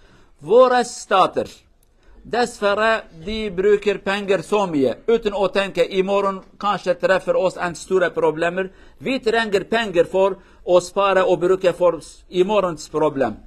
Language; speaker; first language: Norwegian; non-native, learner; Kurdish